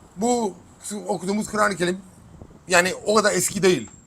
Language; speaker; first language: Turkish; early bilingual, heritage; Turkish